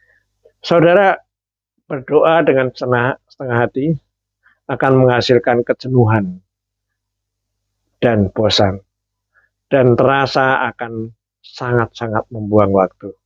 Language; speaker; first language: Indonesian; native; Indonesian